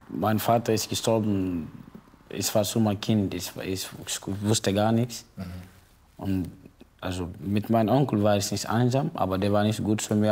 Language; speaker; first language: German; non-native, fluent; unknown